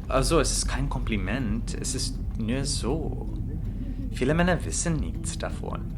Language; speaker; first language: German; non-native, fluent; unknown